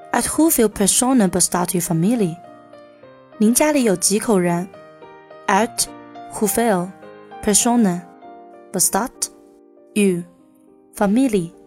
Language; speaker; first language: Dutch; non-native, learner; Chinese